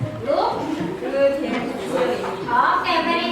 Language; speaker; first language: English; non-native, fluent; Indonesian